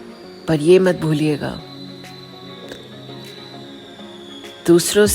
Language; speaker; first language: Hindi; native; Hindi